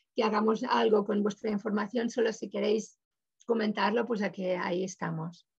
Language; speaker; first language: Spanish; native; Spanish